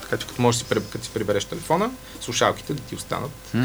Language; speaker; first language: Bulgarian; native; Bulgarian